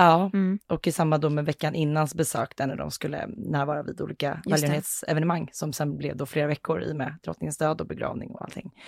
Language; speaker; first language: Swedish; native; Swedish